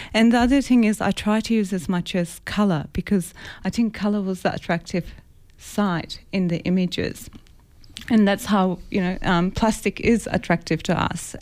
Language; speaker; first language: English; non-native, fluent; Greek